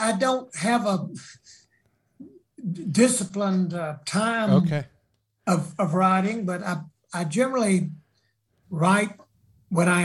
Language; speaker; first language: English; native; English